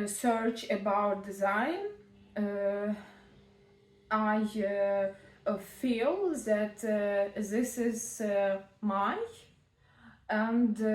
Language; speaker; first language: English; non-native, learner; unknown